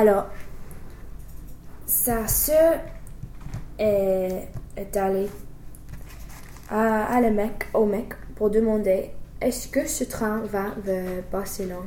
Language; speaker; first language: French; non-native, fluent; English